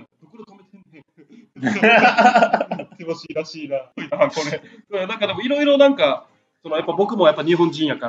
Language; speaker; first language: Japanese; native; Japanese